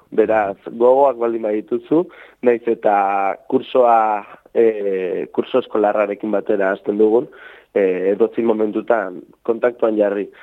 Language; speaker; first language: Basque; native; Basque